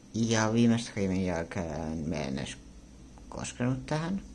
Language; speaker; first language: Finnish; non-native, learner; English